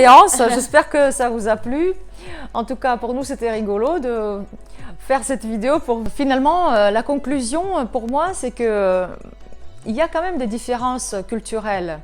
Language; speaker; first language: French; non-native, fluent; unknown